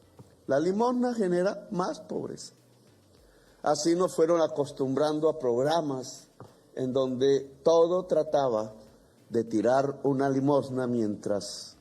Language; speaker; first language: Spanish; native; Spanish